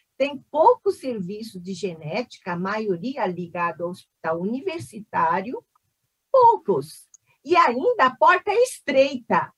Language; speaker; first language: Portuguese; early bilingual, other home language; Korean